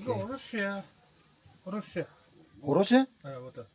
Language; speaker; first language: Korean; non-native, learner; Mongolian